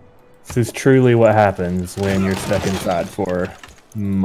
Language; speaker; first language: English; native; English